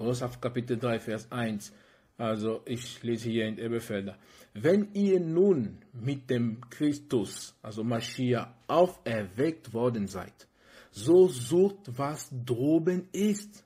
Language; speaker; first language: German; non-native, fluent; French